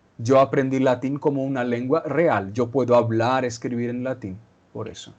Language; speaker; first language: Spanish; non-native, fluent; Portuguese